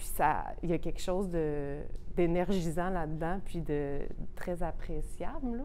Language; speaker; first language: French; native; French